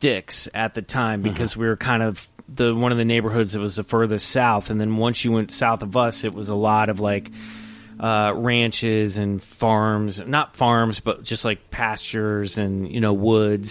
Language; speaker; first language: English; native; English